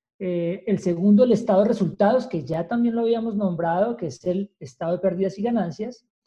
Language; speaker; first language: Spanish; native; Spanish